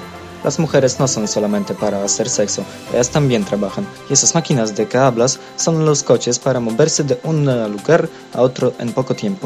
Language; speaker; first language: Spanish; non-native, learner; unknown